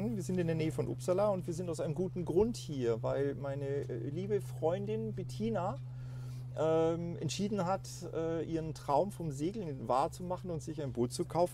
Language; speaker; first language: German; native; German